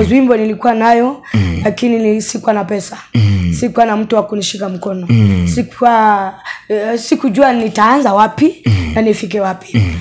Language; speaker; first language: Swahili; non-native, local second language; Luo (Kenya and Tanzania)